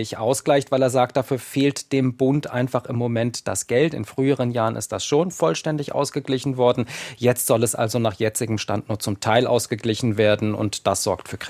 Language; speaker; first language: German; native; German